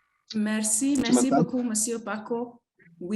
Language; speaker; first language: French; non-native, learner; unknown